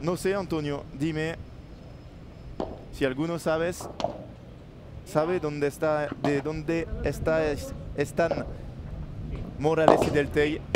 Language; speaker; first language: Spanish; non-native, learner; French